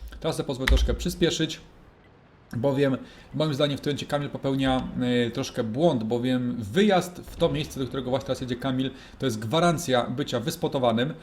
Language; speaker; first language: Polish; native; Polish